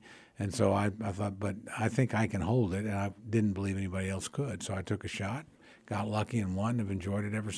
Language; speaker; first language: English; native; English